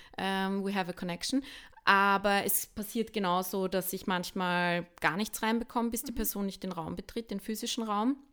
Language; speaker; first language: German; early bilingual, other home language; Bosnian